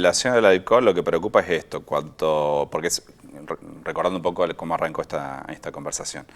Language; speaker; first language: Spanish; native; Spanish